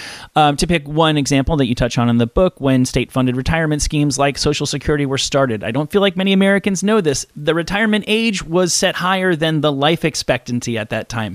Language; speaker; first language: English; native; English